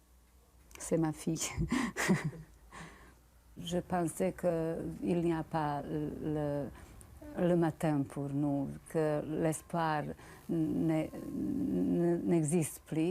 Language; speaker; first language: French; non-native, learner; Bosnian